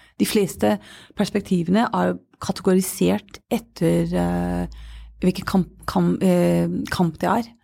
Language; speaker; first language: Norwegian; non-native, fluent; English